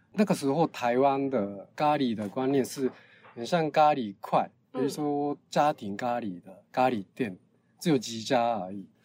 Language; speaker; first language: Chinese; non-native, learner; Japanese